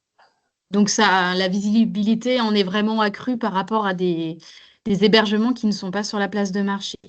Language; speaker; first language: French; native; French